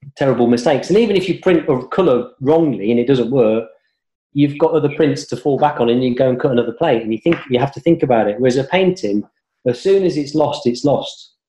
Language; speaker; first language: English; native; English